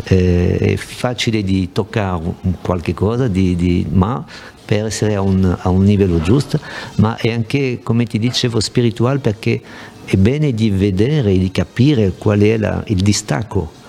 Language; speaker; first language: Italian; non-native, fluent; French